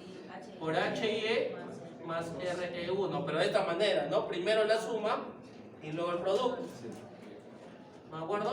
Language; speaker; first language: Spanish; native; Spanish